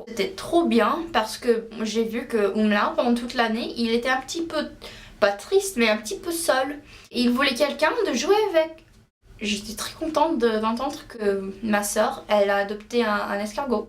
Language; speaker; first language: French; non-native, learner; English